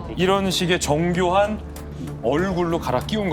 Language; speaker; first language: Korean; native; Korean